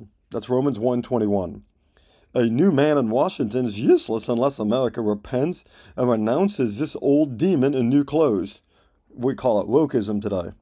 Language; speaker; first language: English; native; English